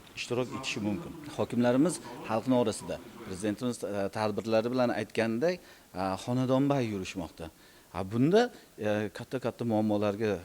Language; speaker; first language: Uzbek; native; Uzbek